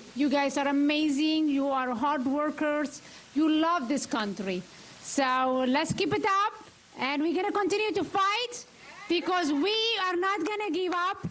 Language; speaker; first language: English; non-native, fluent; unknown